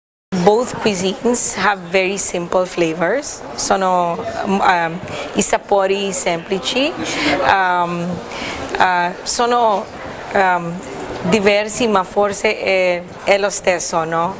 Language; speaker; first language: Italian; non-native, learner; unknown